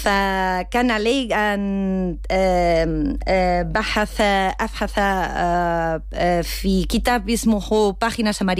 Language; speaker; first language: Arabic; non-native, learner; Spanish